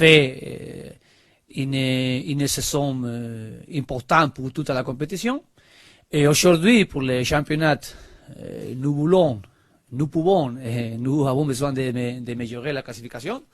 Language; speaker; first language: French; non-native, learner; Spanish